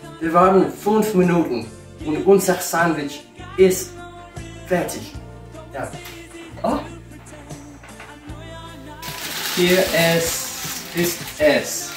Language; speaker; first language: German; non-native, learner; English